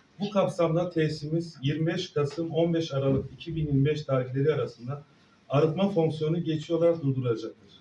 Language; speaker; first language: Turkish; native; Turkish